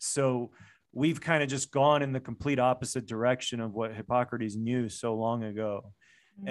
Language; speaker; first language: English; native; English